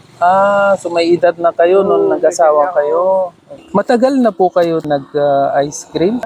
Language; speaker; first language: Filipino; non-native, learner; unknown